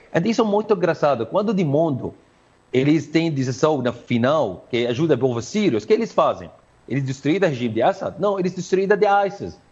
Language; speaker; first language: Portuguese; non-native, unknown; Arabic